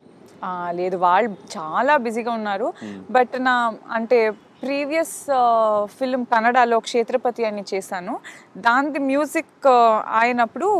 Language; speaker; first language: Telugu; non-native, local second language; Kannada